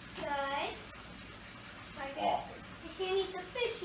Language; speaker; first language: English; native; English